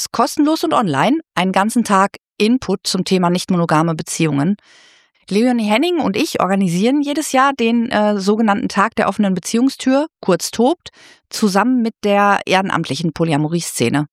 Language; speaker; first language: German; native; German